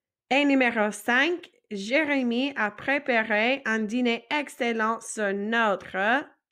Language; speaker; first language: French; non-native, fluent; English